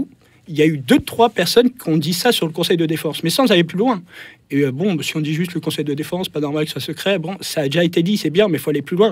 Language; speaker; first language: French; native; French